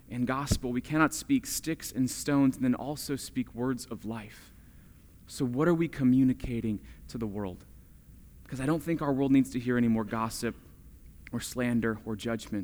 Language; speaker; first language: English; native; English